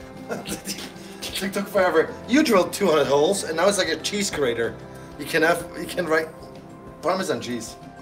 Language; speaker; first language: English; non-native, fluent; German